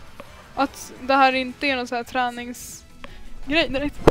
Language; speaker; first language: Swedish; native; Swedish